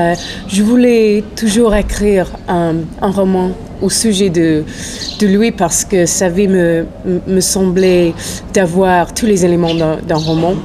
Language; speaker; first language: French; non-native, fluent; English